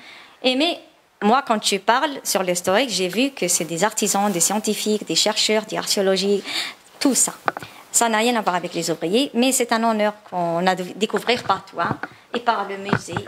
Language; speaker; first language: French; non-native, learner; Chinese